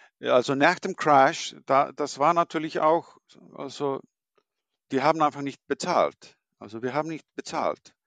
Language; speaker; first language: German; non-native, fluent; Icelandic